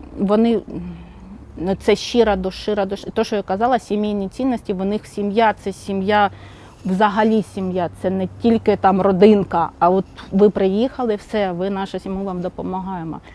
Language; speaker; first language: Ukrainian; non-native, local second language; Russian